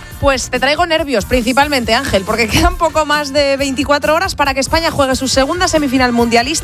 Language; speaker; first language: Spanish; native; Spanish